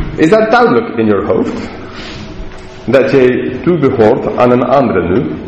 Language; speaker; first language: Dutch; non-native, learner; English